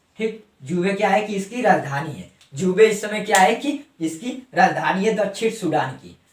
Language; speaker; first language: Hindi; native; Hindi